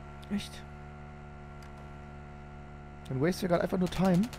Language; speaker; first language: German; native; German